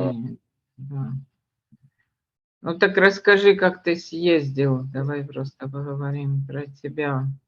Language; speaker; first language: Russian; native; Russian